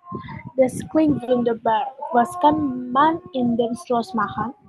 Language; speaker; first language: German; non-native, learner; Indonesian